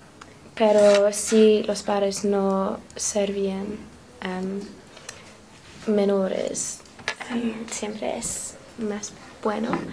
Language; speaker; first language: Spanish; non-native, learner; English